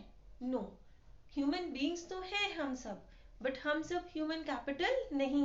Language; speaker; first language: Hindi; native; Hindi